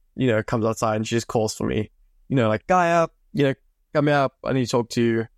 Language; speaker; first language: English; native; English